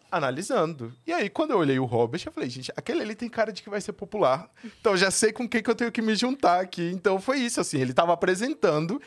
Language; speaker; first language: Portuguese; native; Portuguese